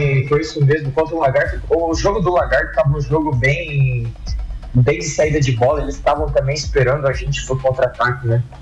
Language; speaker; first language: Portuguese; native; Portuguese